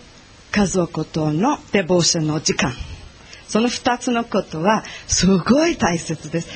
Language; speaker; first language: Japanese; non-native, learner; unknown